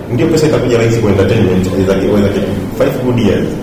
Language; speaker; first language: English; non-native, local second language; Swahili